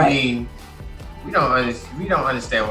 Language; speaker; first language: English; native; English